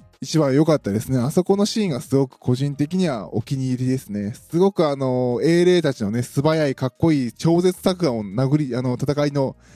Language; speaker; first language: Japanese; native; Japanese